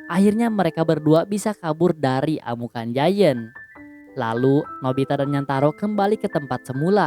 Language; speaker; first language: Indonesian; native; Indonesian